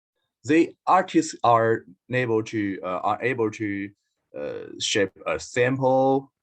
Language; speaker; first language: English; non-native, learner; Chinese